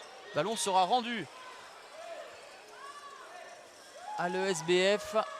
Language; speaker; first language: French; native; French